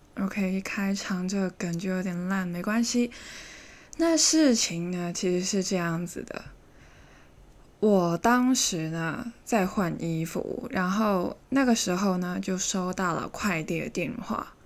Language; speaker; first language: Chinese; native; Chinese